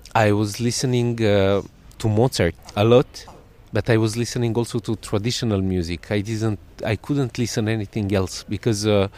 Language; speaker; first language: English; non-native, fluent; Serbian